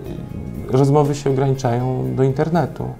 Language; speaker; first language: Ukrainian; non-native, learner; Polish